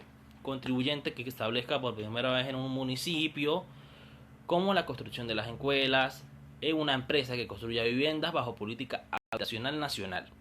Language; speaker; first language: Spanish; native; Spanish